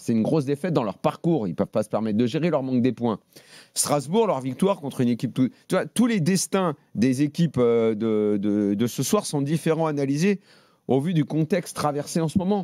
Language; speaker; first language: French; native; French